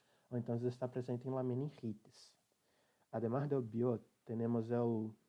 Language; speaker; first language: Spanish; non-native, learner; Portuguese